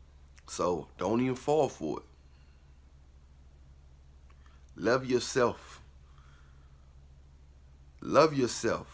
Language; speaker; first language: English; native; English